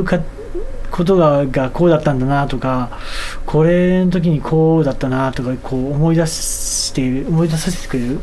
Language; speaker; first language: Japanese; native; Japanese